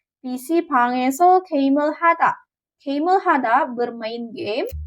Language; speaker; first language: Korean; non-native, fluent; Indonesian